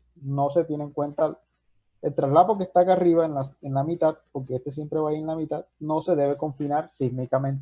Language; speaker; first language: Spanish; native; Spanish